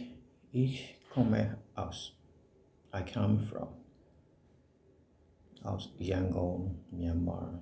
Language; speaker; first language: German; non-native, learner; Burmese